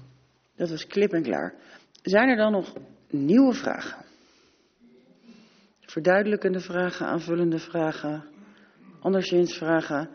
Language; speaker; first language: Dutch; native; Dutch